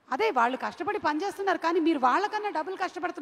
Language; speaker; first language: Telugu; native; Telugu